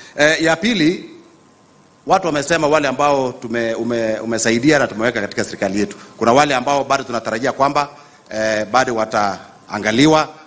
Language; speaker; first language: Swahili; non-native, local second language; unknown